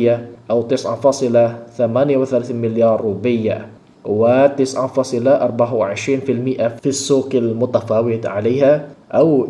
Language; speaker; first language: Arabic; non-native, fluent; Indonesian